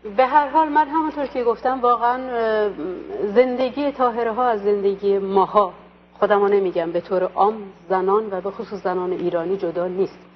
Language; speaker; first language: Persian; non-native, local second language; Azerbaijani